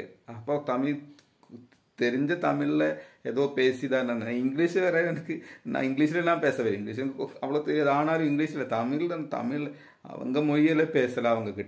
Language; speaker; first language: Tamil; non-native, learner; Malayalam